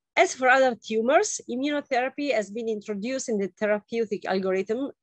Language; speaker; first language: English; non-native, fluent; Italian